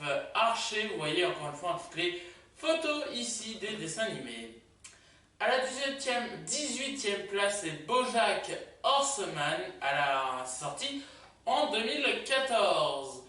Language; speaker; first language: French; native; French